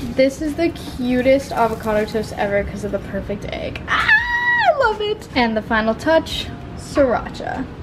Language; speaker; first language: English; native; English